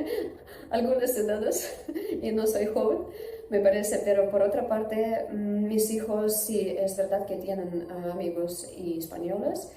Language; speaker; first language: Spanish; non-native, learner; Russian